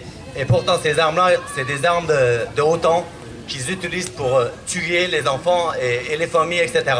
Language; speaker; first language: French; non-native, fluent; Kurdish